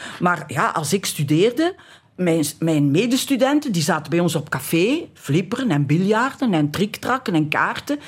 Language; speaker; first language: Dutch; native; Dutch